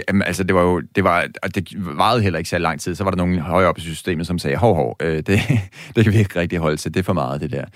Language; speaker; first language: Danish; native; Danish